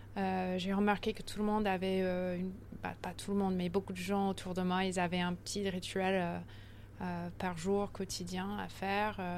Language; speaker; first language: French; early bilingual, heritage; French